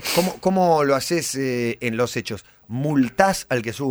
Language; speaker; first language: Spanish; native; Spanish